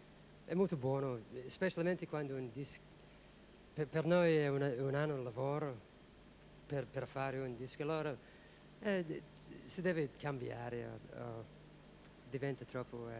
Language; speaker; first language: Italian; non-native, learner; English